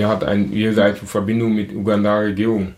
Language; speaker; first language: German; non-native, learner; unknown